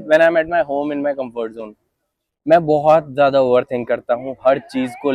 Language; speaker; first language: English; non-native, local second language; Hindi